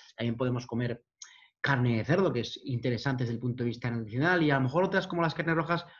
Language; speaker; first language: Spanish; native; Spanish